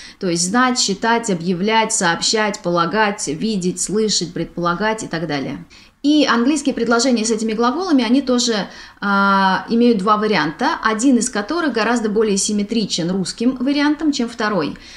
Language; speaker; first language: Russian; native; Russian